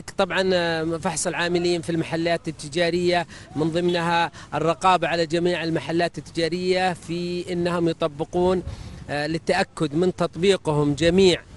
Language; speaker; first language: Arabic; native; Arabic